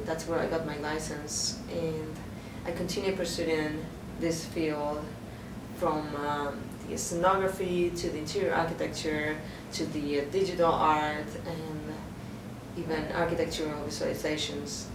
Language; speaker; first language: English; non-native, fluent; Spanish